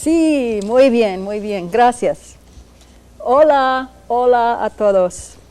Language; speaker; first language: Spanish; non-native, learner; English